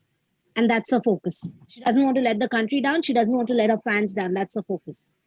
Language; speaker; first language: English; non-native, local second language; Hindi